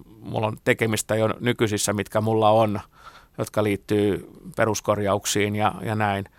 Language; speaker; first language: Finnish; non-native, local second language; Swedish